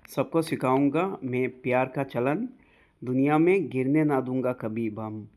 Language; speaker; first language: Hindi; non-native, local second language; Bangla